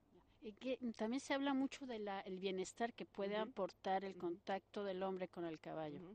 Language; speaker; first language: Spanish; native; Spanish